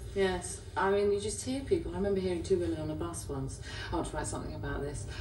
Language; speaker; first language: English; native; English